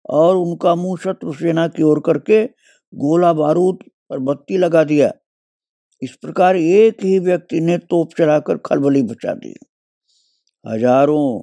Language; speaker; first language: Hindi; native; Hindi